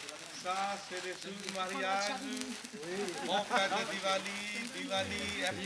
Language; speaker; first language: French; non-native, learner; Hindi